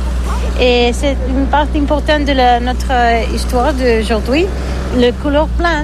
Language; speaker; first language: French; non-native, learner; Catalan